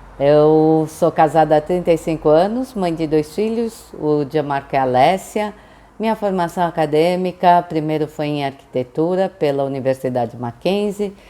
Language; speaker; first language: Portuguese; early bilingual, other home language; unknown